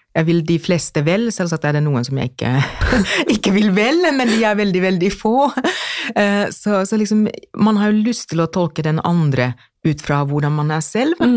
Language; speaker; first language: Norwegian; non-native, fluent; Finnish